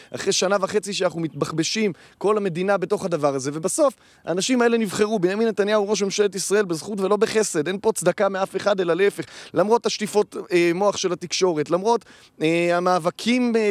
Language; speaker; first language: Hebrew; native; Hebrew